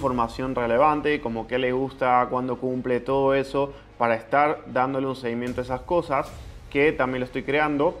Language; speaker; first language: Spanish; native; Spanish